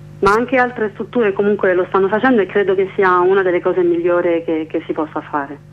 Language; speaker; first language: Italian; non-native, fluent; French